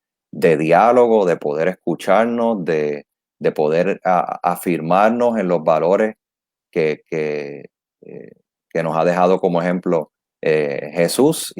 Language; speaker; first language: Spanish; native; Spanish